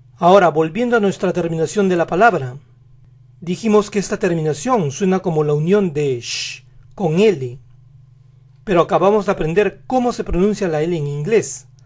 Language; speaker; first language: Spanish; native; Spanish